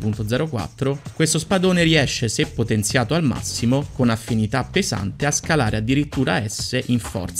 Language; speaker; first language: Italian; native; Italian